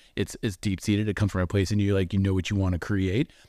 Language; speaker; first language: English; native; English